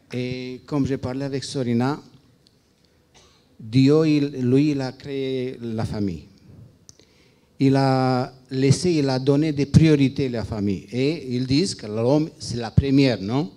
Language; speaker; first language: French; non-native, fluent; Romanian